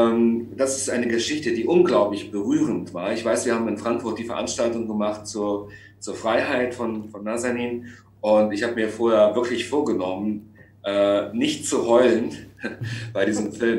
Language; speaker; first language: German; native; German